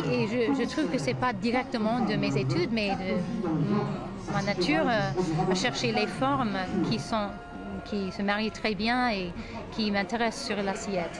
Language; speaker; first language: French; non-native, fluent; English